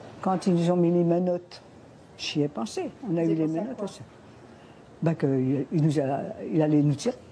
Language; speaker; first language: French; native; French